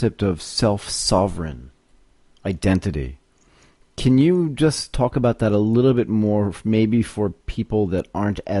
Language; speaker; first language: English; native; English